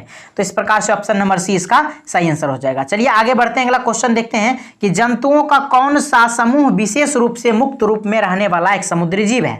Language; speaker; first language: Hindi; native; Hindi